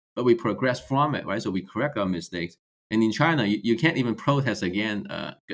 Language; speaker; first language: English; non-native, fluent; Chinese